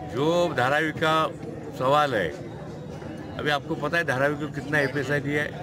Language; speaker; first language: Hindi; non-native, local second language; Marathi